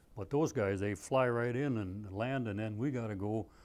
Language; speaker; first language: English; native; English